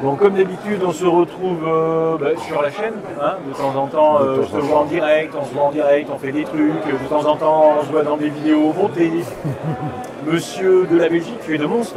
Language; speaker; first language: French; native; French